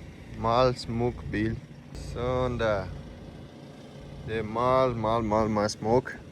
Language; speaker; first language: Danish; non-native, learner; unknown